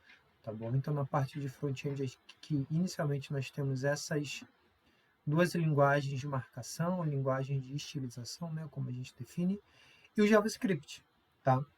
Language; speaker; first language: Portuguese; native; Portuguese